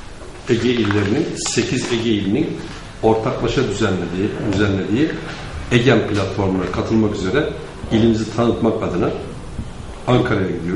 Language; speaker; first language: Turkish; native; Turkish